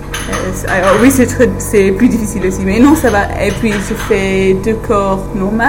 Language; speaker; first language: French; non-native, fluent; English